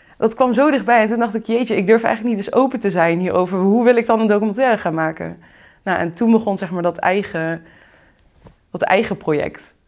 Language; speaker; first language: Dutch; early bilingual, other home language; Arabic